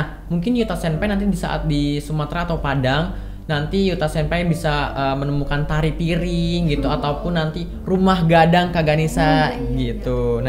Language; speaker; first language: Indonesian; native; Indonesian